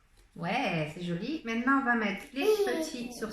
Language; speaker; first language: French; native; French